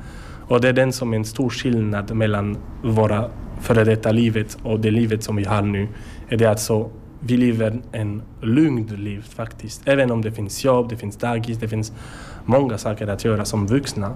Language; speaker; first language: Swedish; non-native, learner; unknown